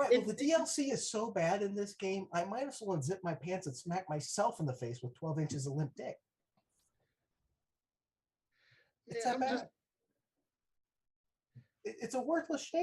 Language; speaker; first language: English; native; English